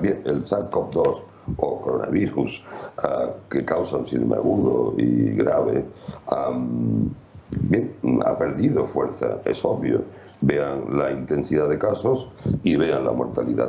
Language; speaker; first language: Spanish; native; Spanish